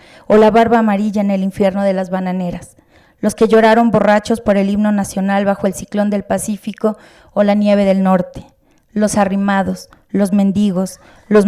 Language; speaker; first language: Spanish; native; Spanish